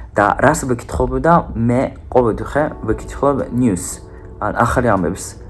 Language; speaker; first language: Georgian; non-native, fluent; Japanese